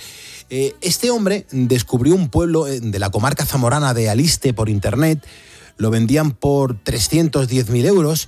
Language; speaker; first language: Spanish; native; Spanish